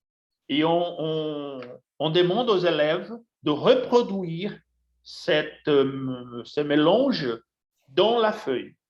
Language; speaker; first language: French; non-native, fluent; Portuguese